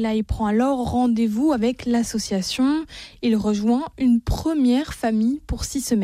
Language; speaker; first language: French; native; French